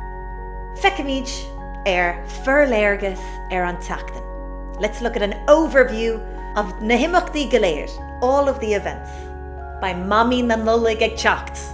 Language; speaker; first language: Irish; non-native, local second language; English